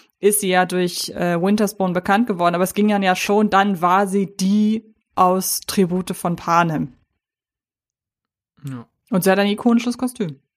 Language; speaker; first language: German; native; German